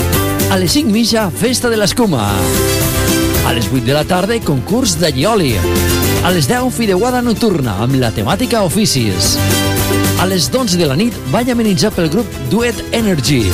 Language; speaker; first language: Catalan; native; Catalan